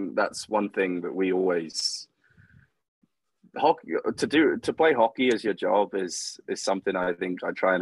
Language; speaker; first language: English; native; English